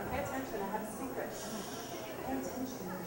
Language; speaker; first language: English; native; English